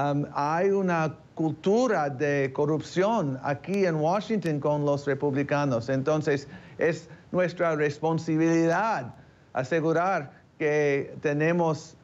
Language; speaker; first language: Spanish; early bilingual, heritage; English